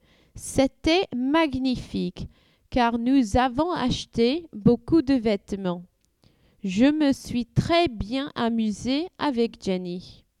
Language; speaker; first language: French; non-native, learner; English